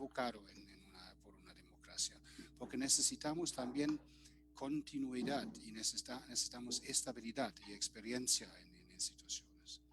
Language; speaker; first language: Spanish; non-native, fluent; German